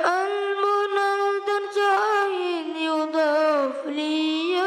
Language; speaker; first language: Arabic; non-native, learner; Madurese